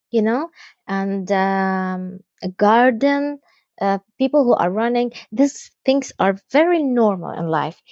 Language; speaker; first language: English; non-native, fluent; Arabic